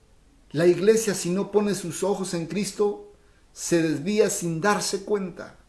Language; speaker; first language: Spanish; native; Spanish